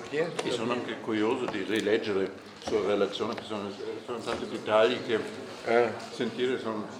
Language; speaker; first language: Italian; non-native, fluent; German